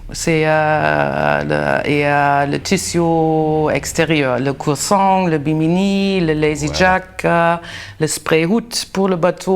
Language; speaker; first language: French; non-native, learner; German